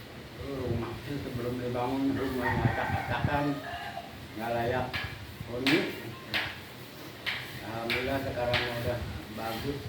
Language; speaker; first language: Indonesian; non-native, local second language; Sundanese